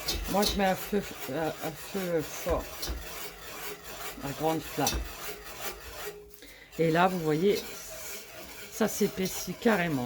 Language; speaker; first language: French; native; French